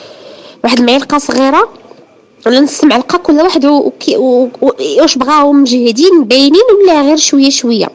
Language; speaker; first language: Arabic; native; Arabic